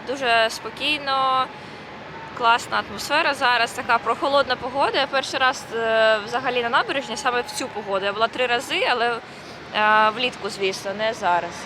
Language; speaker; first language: Ukrainian; native; Ukrainian